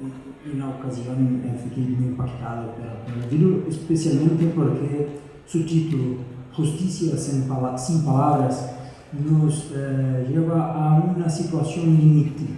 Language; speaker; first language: Spanish; non-native, fluent; Portuguese